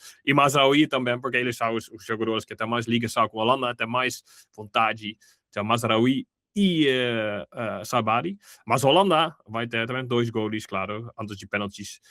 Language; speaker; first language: Portuguese; non-native, fluent; Dutch